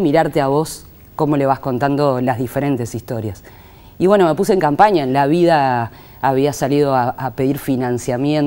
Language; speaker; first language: Spanish; native; Spanish